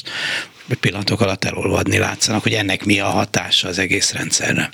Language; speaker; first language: Hungarian; native; Hungarian